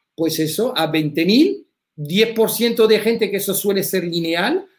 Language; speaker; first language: Spanish; early bilingual, heritage; French